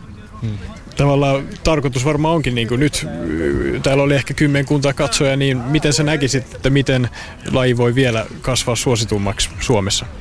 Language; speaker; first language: Finnish; native; Finnish